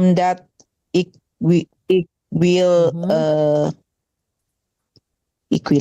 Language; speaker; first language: Dutch; non-native, learner; Indonesian